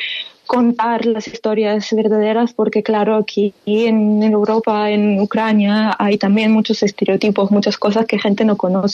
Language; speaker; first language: Spanish; non-native, fluent; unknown